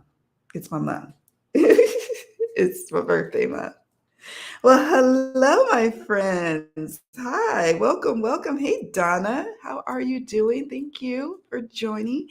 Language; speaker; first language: English; native; English